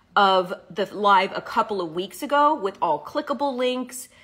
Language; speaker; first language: English; native; English